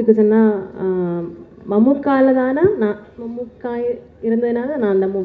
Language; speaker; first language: Tamil; non-native, learner; Malayalam